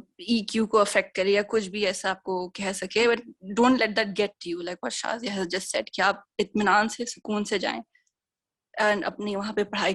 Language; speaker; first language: Hindi; native; Hindi